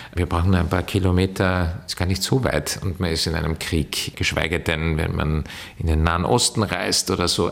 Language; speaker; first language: German; native; German